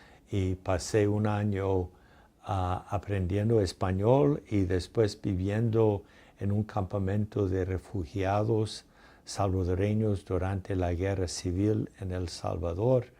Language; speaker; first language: Spanish; non-native, fluent; English